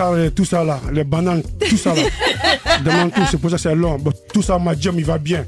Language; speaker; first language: French; early bilingual, other home language; Soninke